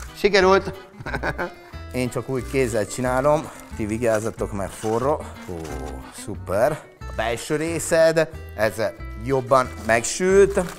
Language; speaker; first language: Hungarian; non-native, fluent; Italian